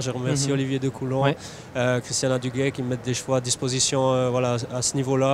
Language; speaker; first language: French; native; French